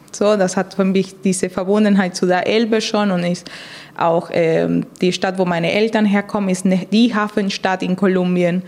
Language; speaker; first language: German; non-native, fluent; Spanish